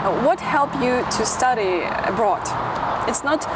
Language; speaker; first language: English; non-native, fluent; Russian